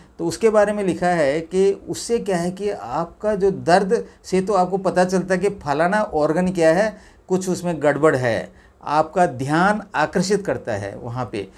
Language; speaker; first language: Hindi; non-native, local second language; Malayalam